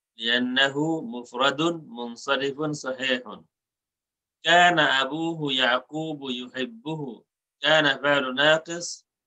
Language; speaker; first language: Arabic; non-native, fluent; Bangla